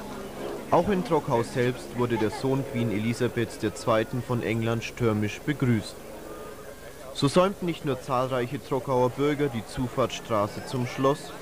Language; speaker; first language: German; native; German